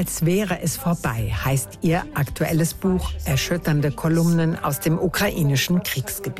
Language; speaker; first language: German; native; German